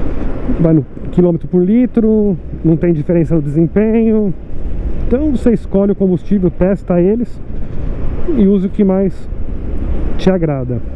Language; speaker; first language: Portuguese; native; Portuguese